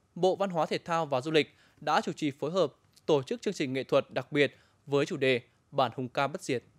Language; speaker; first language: Vietnamese; native; Vietnamese